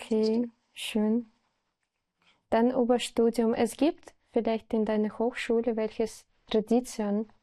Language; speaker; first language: German; non-native, learner; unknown